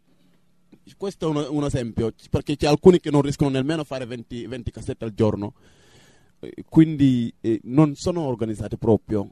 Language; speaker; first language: Italian; non-native, fluent; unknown